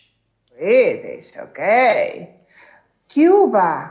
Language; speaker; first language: English; non-native, learner; Spanish